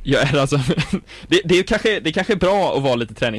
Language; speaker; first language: Swedish; native; Swedish